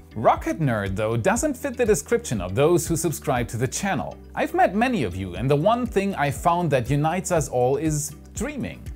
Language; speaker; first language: English; non-native, fluent; German